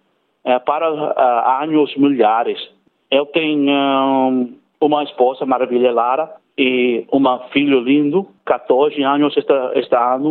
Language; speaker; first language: Portuguese; non-native, learner; English